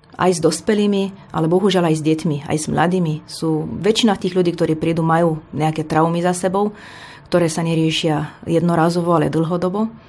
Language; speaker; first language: Slovak; non-native, fluent; Romanian